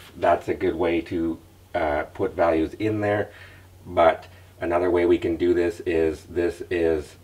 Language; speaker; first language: English; native; English